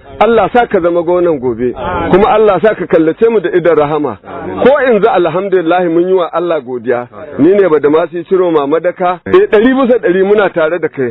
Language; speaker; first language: Hausa; native; Hausa